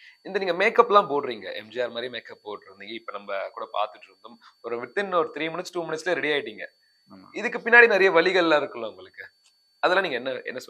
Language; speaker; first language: Tamil; native; Tamil